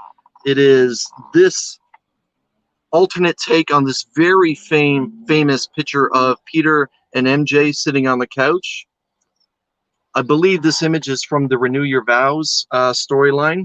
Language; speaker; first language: English; native; English